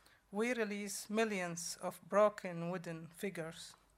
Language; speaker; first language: English; non-native, fluent; Arabic